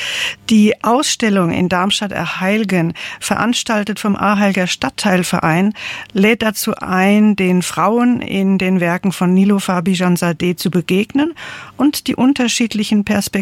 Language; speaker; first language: German; native; German